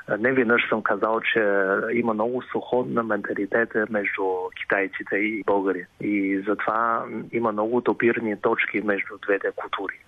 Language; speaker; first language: Bulgarian; non-native, fluent; Chinese